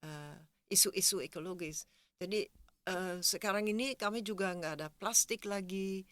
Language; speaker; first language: Indonesian; non-native, fluent; Dutch